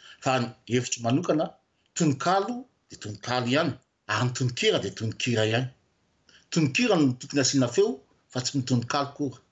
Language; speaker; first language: Malagasy; non-native, local second language; French